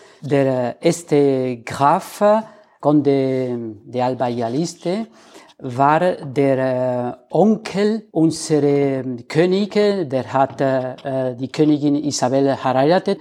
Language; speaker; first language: German; non-native, fluent; Spanish